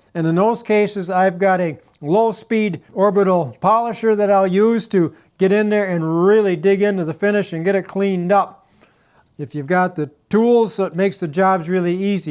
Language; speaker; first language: English; native; English